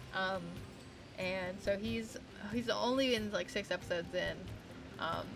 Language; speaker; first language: English; native; English